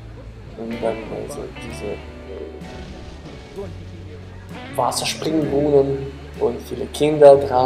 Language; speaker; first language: German; non-native, fluent; Ukrainian